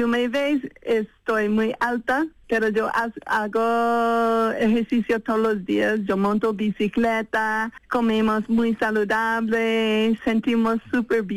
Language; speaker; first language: Spanish; non-native, fluent; English